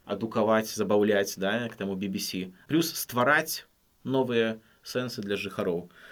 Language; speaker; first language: Belarusian; non-native, local second language; Russian